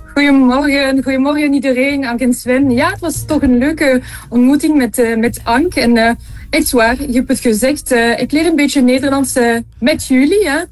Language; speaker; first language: Dutch; non-native, local second language; French